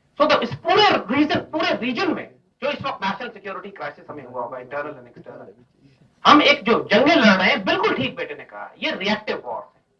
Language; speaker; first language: Urdu; native; Urdu